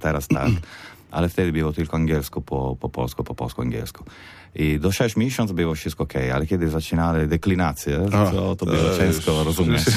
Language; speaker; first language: Polish; non-native, learner; Italian